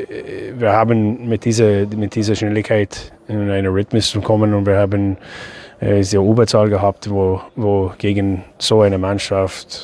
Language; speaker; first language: German; non-native, fluent; English